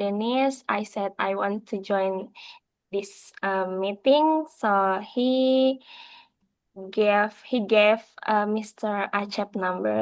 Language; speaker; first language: English; non-native, learner; Indonesian